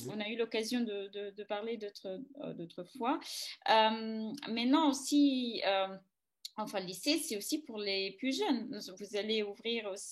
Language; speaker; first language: French; non-native, fluent; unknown